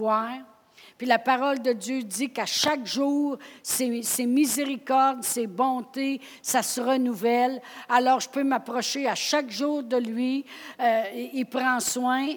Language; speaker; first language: French; native; French